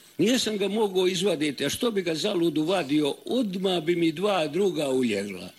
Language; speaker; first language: Serbian; native; Serbian